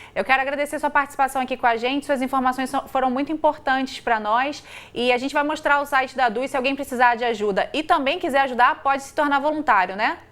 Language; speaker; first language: Portuguese; native; Portuguese